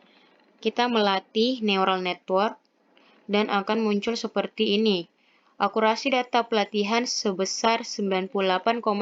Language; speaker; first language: Indonesian; native; Indonesian